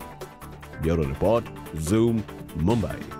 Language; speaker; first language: Hindi; native; Hindi